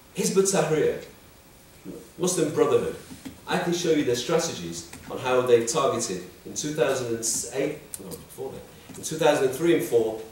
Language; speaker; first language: English; native; English